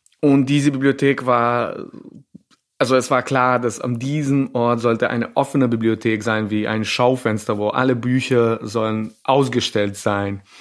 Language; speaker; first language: German; non-native, fluent; Serbian